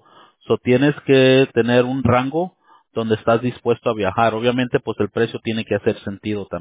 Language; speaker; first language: Spanish; early bilingual, heritage; Spanish